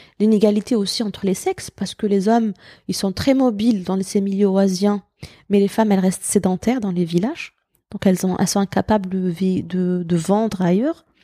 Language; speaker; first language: French; non-native, local second language; Berber languages